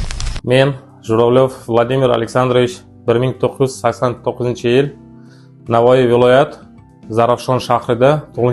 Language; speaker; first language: Uzbek; non-native, local second language; Russian